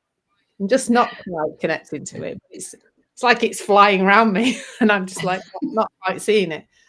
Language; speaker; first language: English; native; English